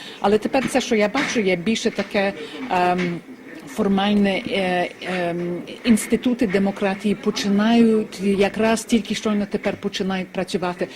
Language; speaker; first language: Ukrainian; early bilingual, heritage; Ukrainian